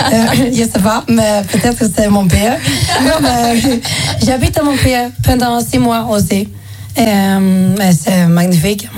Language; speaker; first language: French; non-native, learner; Swedish